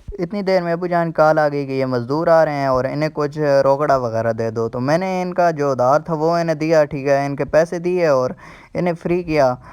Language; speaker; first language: Urdu; non-native, local second language; Punjabi